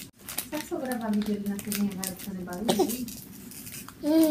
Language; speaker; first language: Portuguese; native; Portuguese